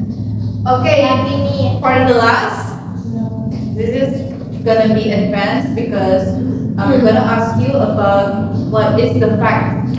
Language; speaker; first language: English; non-native, fluent; Indonesian